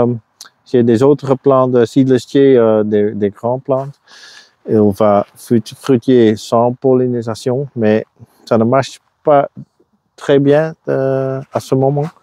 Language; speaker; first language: French; non-native, local second language; Dutch